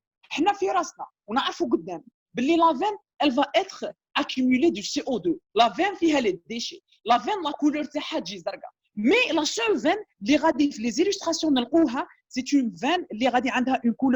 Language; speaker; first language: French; non-native, local second language; Arabic